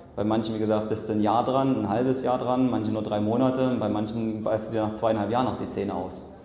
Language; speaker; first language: German; native; German